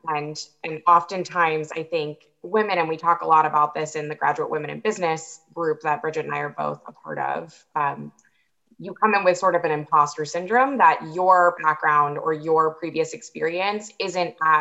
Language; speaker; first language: English; native; English